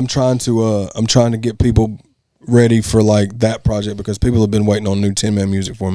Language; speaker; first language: English; native; English